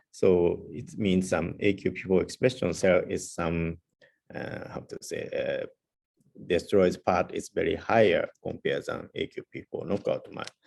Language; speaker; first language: English; non-native, learner; Japanese